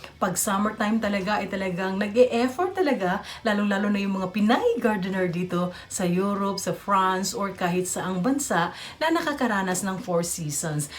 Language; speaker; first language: Filipino; native; Filipino